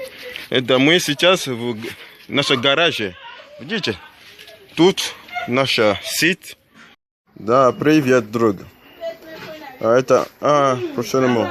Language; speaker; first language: Russian; non-native, learner; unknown